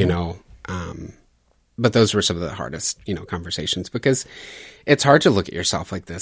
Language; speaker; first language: English; native; English